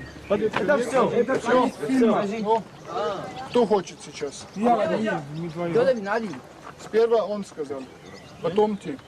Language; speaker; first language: Russian; non-native, learner; French